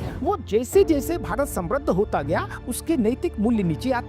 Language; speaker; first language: Hindi; native; Hindi